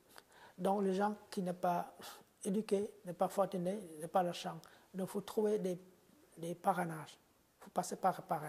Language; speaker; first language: French; non-native, fluent; Khmer